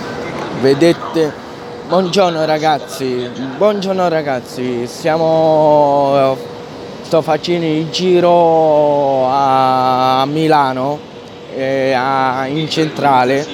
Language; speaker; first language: Italian; non-native, fluent; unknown